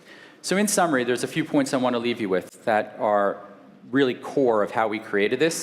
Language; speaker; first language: English; native; English